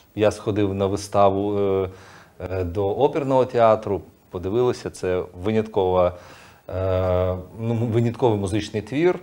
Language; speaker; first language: Ukrainian; non-native, local second language; Russian